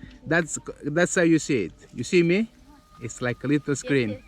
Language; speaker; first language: English; non-native, learner; Italian